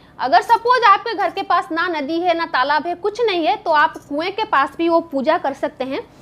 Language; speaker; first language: Hindi; non-native, local second language; Bangla